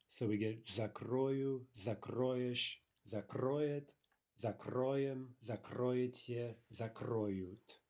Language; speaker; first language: Russian; non-native, fluent; English